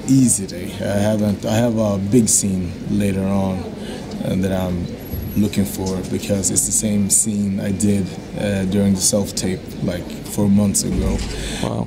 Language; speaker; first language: English; non-native, fluent; Swedish